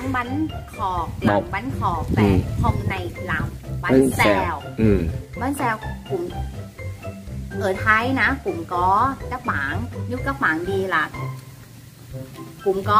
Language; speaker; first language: Vietnamese; non-native, learner; Thai